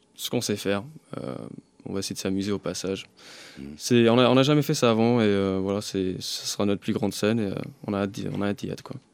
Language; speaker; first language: French; early bilingual, other home language; English